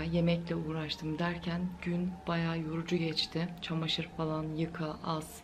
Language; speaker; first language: Turkish; native; Turkish